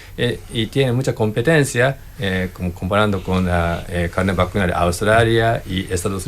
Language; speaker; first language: Spanish; non-native, learner; Japanese